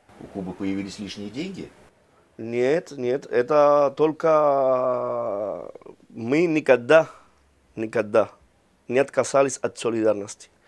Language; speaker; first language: Russian; non-native, fluent; Spanish